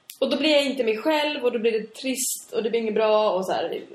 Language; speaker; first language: Swedish; native; Swedish